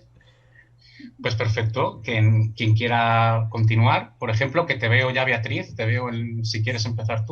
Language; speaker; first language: Spanish; native; Spanish